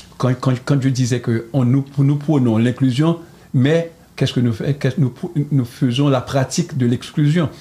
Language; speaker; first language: French; non-native, local second language; Haitian Creole